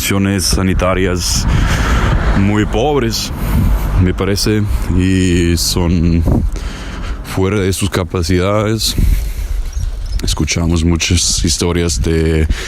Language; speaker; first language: Spanish; non-native, fluent; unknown